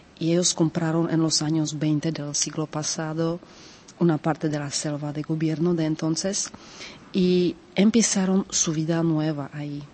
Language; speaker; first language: Spanish; non-native, fluent; Czech